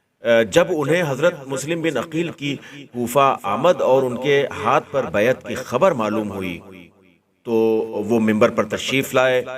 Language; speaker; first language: Urdu; native; Urdu